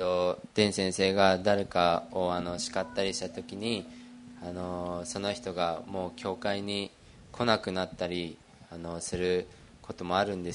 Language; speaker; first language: Japanese; early bilingual, other home language; Portuguese